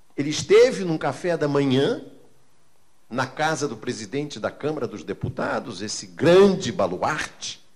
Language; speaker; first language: Portuguese; native; Portuguese